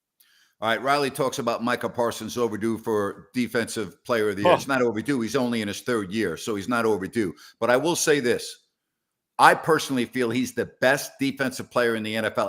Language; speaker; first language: English; native; English